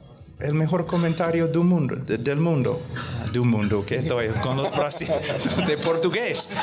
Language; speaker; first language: Spanish; non-native, fluent; English